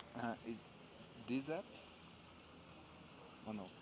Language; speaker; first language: English; non-native, learner; Portuguese